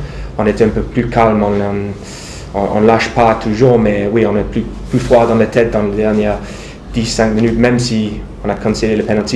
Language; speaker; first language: French; non-native, fluent; English